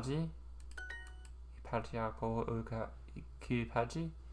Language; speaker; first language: Korean; non-native, learner; English